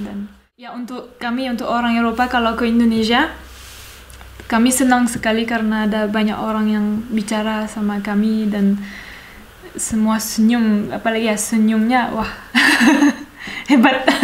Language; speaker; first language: Indonesian; non-native, fluent; French